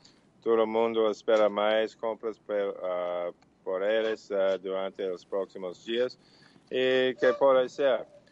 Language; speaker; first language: Portuguese; non-native, learner; English